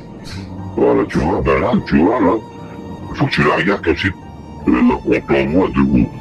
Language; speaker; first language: French; native; French